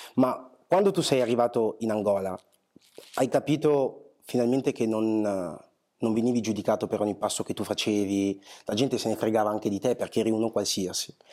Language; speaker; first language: Italian; early bilingual, other home language; Portuguese